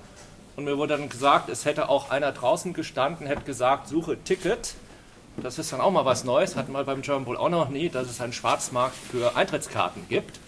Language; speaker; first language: German; native; German